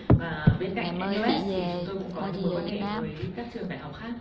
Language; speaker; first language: Vietnamese; native; Vietnamese